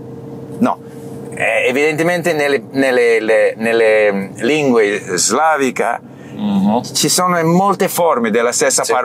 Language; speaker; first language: Italian; non-native, learner; English